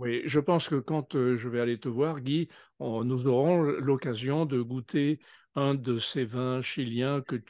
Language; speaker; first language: French; native; French